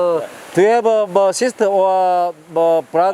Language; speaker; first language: English; non-native, learner; Korean